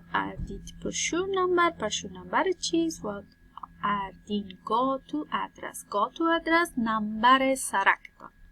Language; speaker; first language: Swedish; non-native, learner; Persian